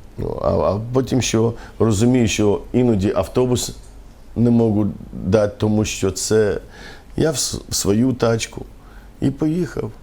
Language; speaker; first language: Ukrainian; non-native, local second language; Romany